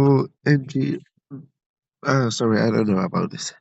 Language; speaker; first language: English; non-native, learner; Spanish